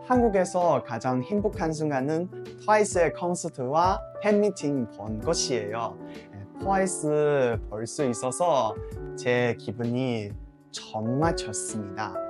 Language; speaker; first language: Korean; non-native, fluent; Chinese